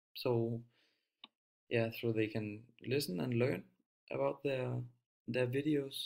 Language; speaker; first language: English; non-native, fluent; Danish